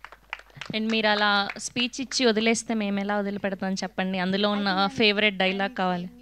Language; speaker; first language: Telugu; native; Telugu